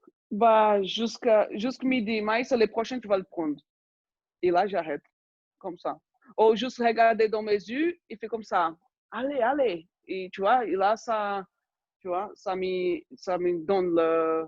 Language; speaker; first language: French; non-native, fluent; Portuguese